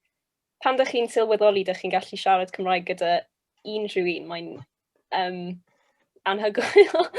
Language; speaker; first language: Welsh; non-native, local second language; English